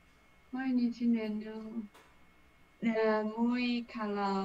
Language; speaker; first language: Japanese; non-native, learner; English